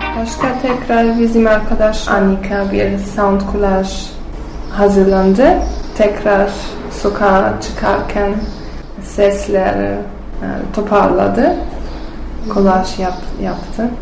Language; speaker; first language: Turkish; non-native, learner; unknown